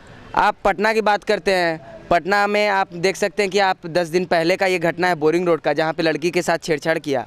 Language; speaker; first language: Hindi; native; Hindi